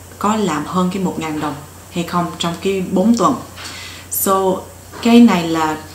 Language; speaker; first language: Vietnamese; early bilingual, heritage; Vietnamese